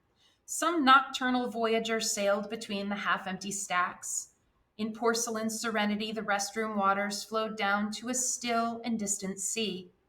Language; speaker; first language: English; native; English